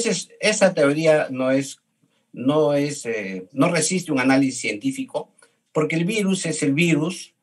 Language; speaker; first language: Spanish; native; Spanish